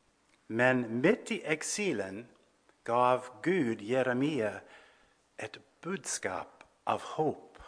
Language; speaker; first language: Swedish; non-native, fluent; English